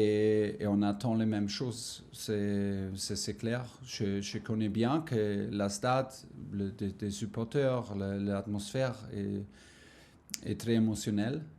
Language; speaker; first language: French; non-native, fluent; German